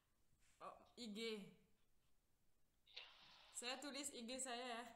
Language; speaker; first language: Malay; non-native, fluent; French